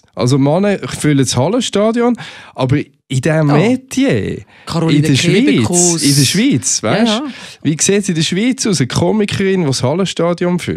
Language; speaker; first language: German; native; German